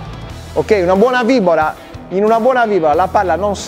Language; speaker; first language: Italian; native; Italian